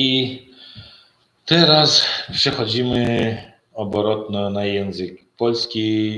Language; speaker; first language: Polish; non-native, learner; Turkmen